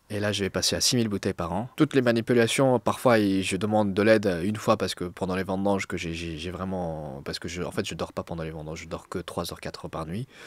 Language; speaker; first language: French; non-native, fluent; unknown